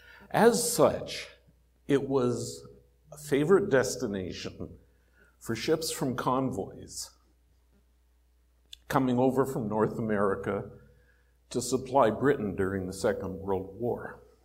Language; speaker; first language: English; native; English